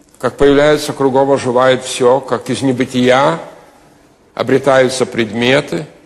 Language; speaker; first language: Russian; non-native, local second language; Lithuanian